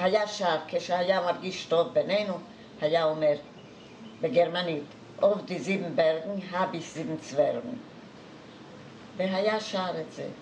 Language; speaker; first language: Hebrew; non-native, fluent; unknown